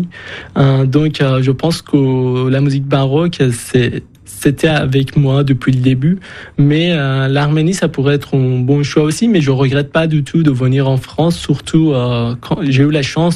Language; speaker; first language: French; non-native, fluent; Persian